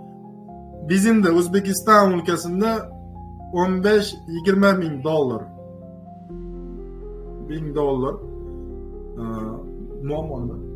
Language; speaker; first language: Turkish; non-native, learner; Uzbek